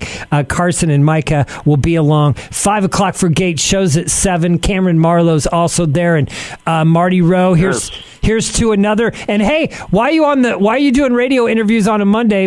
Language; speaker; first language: English; native; English